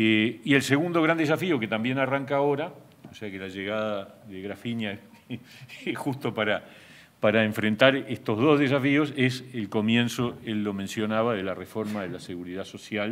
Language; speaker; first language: Spanish; native; Spanish